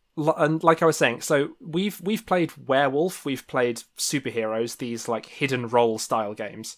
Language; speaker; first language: English; native; English